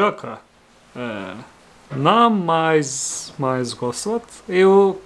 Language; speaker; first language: Portuguese; non-native, learner; Turkish